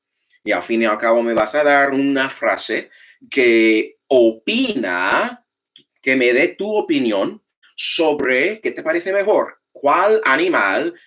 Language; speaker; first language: Spanish; non-native, fluent; English